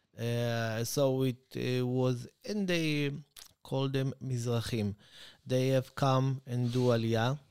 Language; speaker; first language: English; non-native, learner; Hebrew